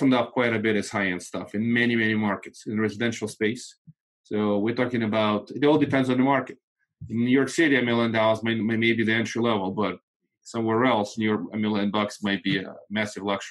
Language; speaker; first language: English; non-native, fluent; Russian